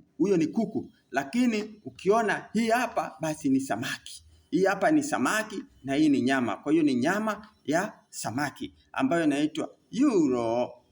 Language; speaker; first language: Swahili; native; Swahili